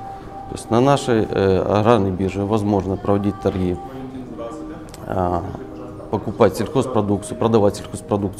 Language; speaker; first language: Russian; native; Russian